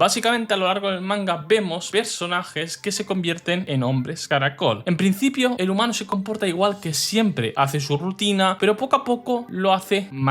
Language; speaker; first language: Spanish; native; Spanish